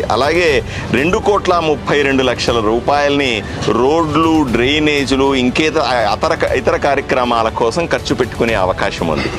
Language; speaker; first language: Telugu; native; Telugu